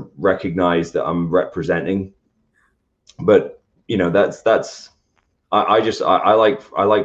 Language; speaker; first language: English; native; English